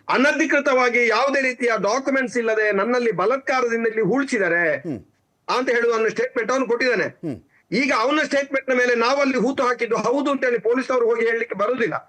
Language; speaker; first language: Kannada; native; Kannada